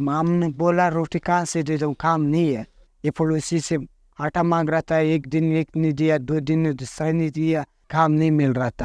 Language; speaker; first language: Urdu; early bilingual, other home language; Pashto